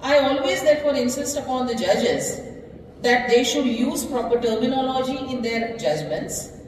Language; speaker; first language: English; non-native, local second language; Marathi